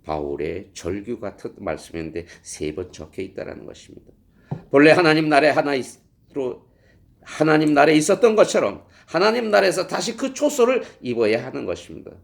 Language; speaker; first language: Korean; native; Korean